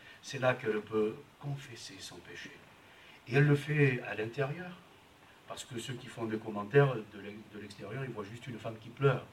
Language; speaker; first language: French; native; French